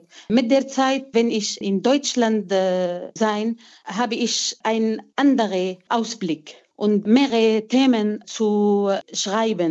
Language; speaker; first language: German; non-native, fluent; Arabic